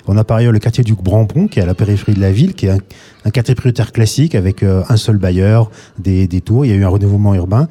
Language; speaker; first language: French; native; French